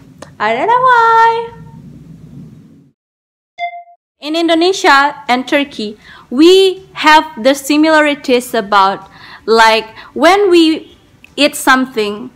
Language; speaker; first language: English; non-native, learner; Indonesian